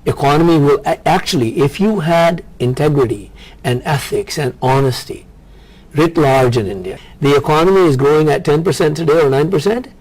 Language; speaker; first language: English; non-native, local second language; Punjabi